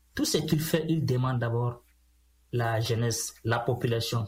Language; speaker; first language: French; non-native, local second language; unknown